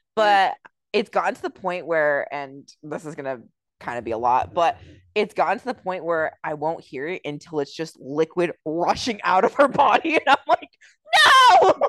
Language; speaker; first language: English; native; English